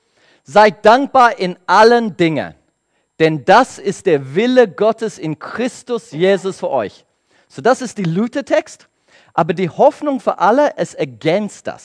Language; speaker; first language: German; non-native, learner; English